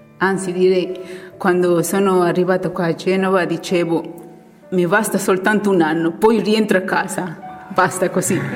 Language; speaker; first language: Italian; non-native, fluent; Spanish